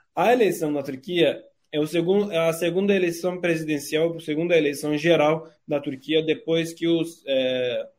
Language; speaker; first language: Portuguese; non-native, fluent; Turkish